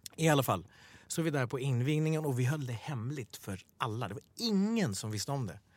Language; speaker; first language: Swedish; early bilingual, other home language; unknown